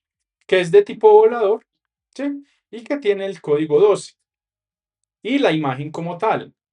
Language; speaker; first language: Spanish; native; Spanish